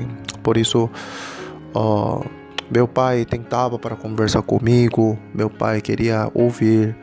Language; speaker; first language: Portuguese; non-native, learner; Korean